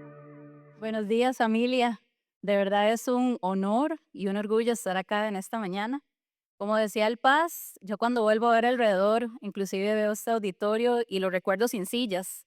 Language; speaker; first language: Spanish; native; Spanish